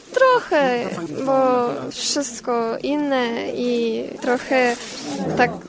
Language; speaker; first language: Polish; non-native, fluent; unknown